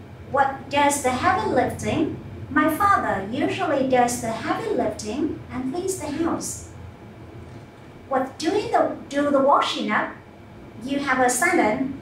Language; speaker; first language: English; non-native, fluent; Vietnamese